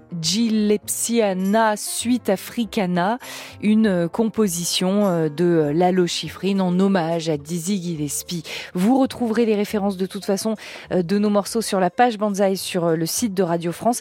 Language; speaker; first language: French; native; French